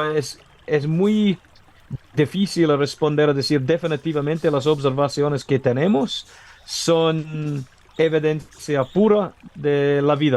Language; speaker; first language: Spanish; non-native, learner; English